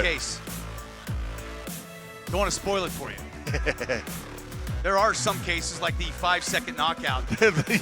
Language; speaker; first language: English; native; English